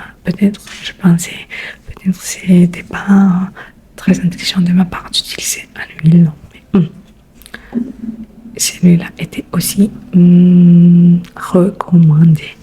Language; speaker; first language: French; non-native, learner; Spanish